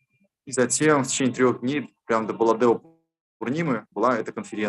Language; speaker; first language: Russian; native; Russian